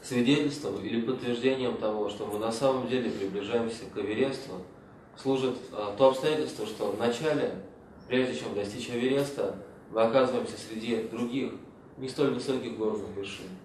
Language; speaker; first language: Russian; native; Russian